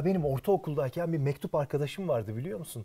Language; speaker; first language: Turkish; native; Turkish